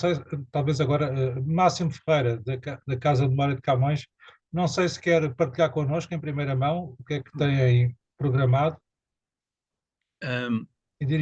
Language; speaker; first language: Portuguese; native; Portuguese